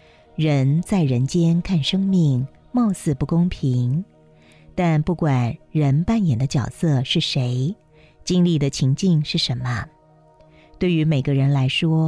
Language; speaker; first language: Chinese; native; Chinese